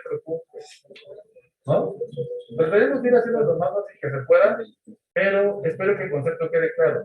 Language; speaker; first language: Spanish; native; Spanish